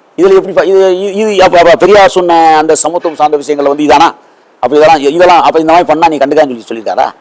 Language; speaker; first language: Tamil; native; Tamil